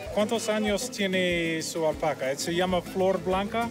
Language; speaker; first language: Spanish; non-native, learner; English